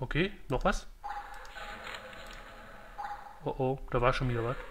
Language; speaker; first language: German; native; German